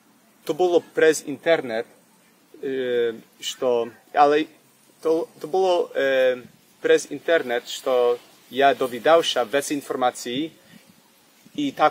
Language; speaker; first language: Ukrainian; early bilingual, heritage; English